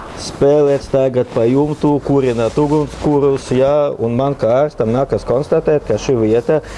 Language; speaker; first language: Latvian; non-native, local second language; Russian